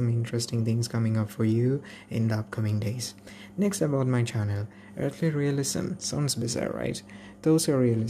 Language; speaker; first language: English; non-native, local second language; Malayalam